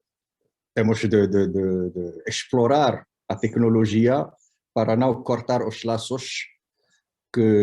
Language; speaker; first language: Portuguese; non-native, fluent; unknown